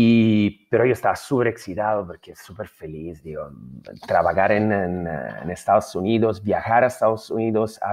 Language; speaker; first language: Spanish; non-native, fluent; Italian